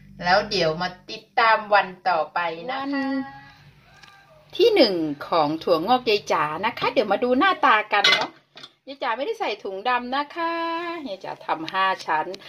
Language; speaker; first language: Thai; native; Thai